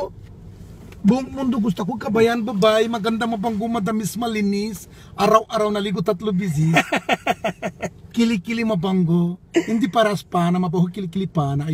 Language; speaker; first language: Filipino; non-native, learner; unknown